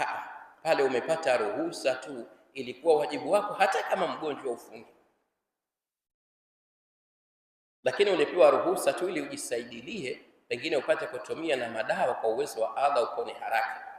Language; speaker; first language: Swahili; native; Swahili